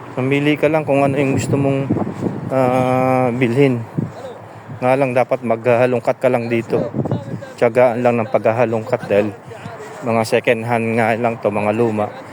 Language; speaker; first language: Filipino; non-native, local second language; Pampanga